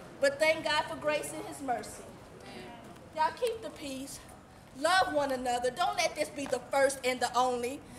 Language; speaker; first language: English; native; English